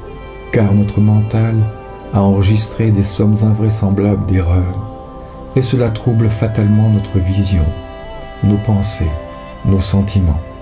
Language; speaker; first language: French; native; French